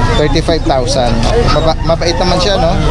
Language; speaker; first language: Filipino; native; Filipino